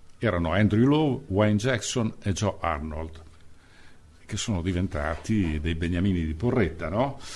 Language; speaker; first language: Italian; native; Italian